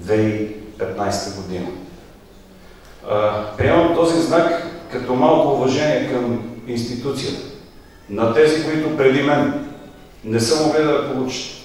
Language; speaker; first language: Bulgarian; native; Bulgarian